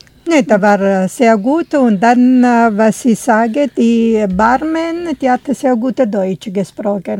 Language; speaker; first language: German; non-native, learner; Italian